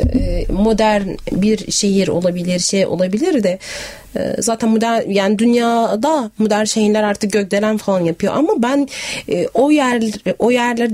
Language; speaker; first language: Turkish; non-native, fluent; Arabic